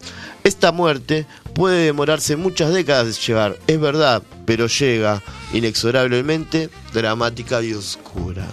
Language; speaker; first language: Spanish; native; Spanish